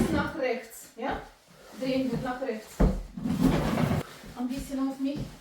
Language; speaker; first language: German; non-native, learner; Russian